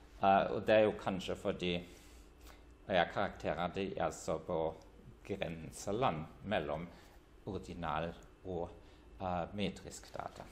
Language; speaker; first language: Norwegian; non-native, fluent; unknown